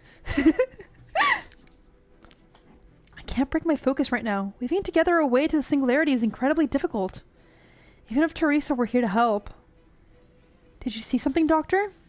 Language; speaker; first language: English; native; English